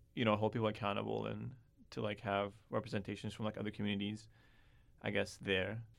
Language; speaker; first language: English; early bilingual, other home language; Arabic